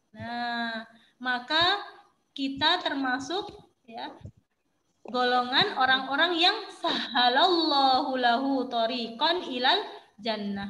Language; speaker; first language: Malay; non-native, local second language; Javanese